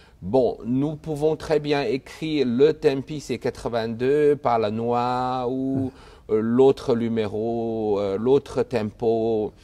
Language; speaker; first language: French; non-native, fluent; Chinese